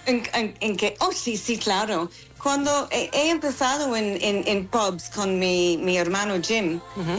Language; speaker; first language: Spanish; non-native, fluent; English